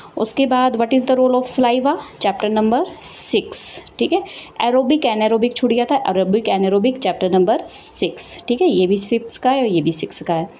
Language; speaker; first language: Hindi; native; Hindi